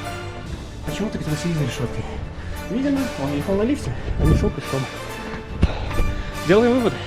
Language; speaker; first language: Russian; native; Russian